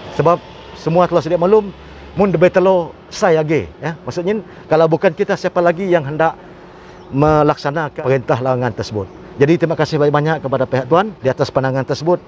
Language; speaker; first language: Malay; native; Malay